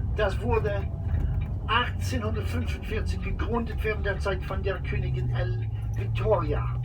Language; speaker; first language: German; non-native, fluent; English